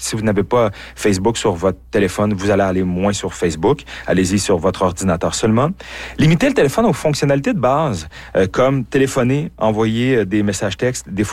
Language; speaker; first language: French; native; French